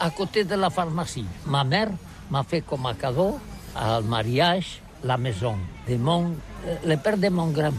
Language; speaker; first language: French; non-native, learner; Catalan